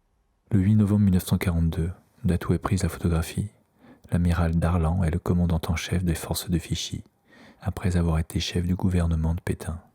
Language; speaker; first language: French; native; French